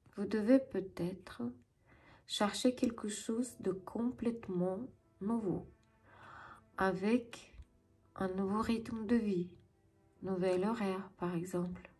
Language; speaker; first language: French; non-native, fluent; Ukrainian